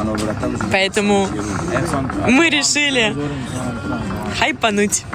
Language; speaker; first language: Russian; non-native, local second language; Uzbek